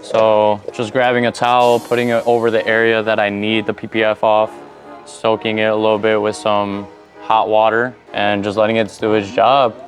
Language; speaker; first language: English; native; English